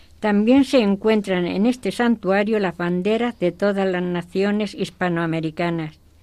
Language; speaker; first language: Spanish; native; Spanish